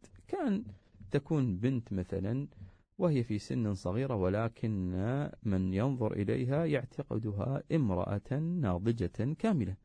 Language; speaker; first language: Arabic; native; Arabic